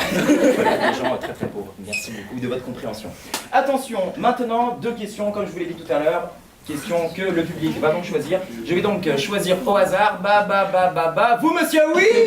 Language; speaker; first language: French; native; French